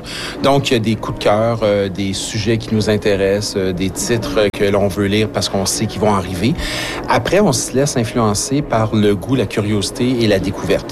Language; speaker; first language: French; native; French